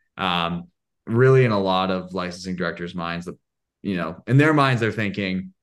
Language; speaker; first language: English; native; English